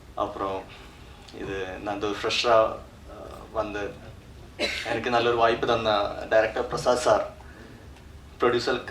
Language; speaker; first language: Tamil; non-native, learner; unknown